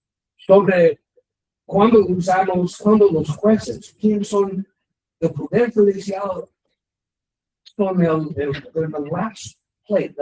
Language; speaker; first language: Spanish; non-native, learner; English